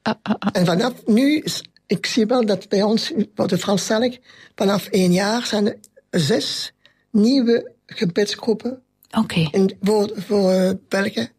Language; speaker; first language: Dutch; non-native, local second language; French